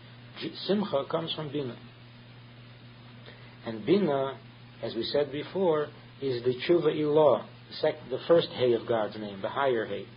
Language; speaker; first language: English; native; English